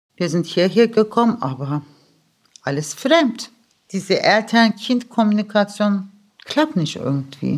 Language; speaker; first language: German; early bilingual, other home language; Turkish